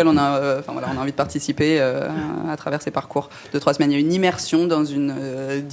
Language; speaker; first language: French; native; French